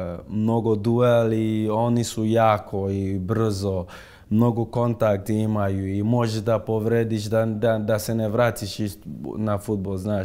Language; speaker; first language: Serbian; non-native, fluent; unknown